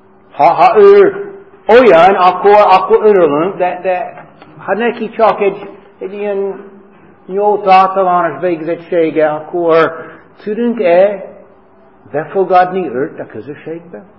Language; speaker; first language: Hungarian; non-native, fluent; English